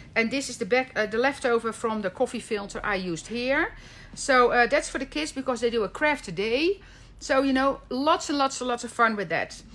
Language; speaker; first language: English; non-native, fluent; Dutch